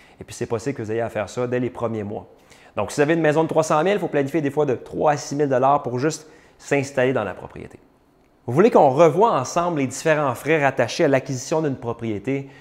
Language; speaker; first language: French; native; French